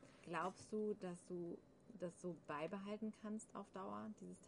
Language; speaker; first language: German; native; German